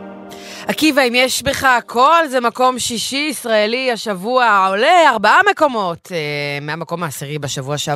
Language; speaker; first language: Hebrew; native; Hebrew